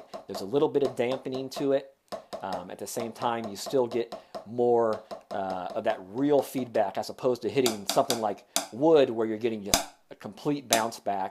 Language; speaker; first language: English; native; English